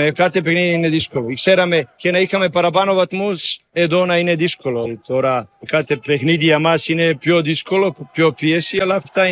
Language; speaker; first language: Greek; non-native, learner; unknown